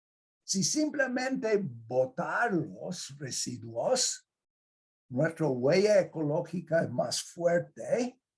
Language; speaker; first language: Spanish; non-native, fluent; English